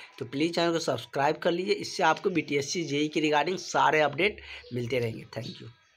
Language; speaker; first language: Hindi; native; Hindi